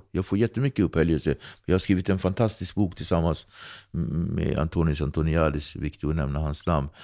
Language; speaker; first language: Swedish; early bilingual, other home language; Kabuverdianu